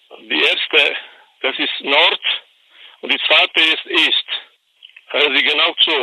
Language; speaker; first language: German; non-native, learner; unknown